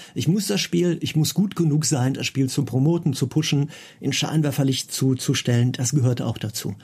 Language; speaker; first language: German; native; German